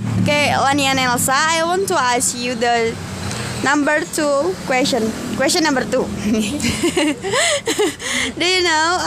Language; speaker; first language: English; non-native, learner; Indonesian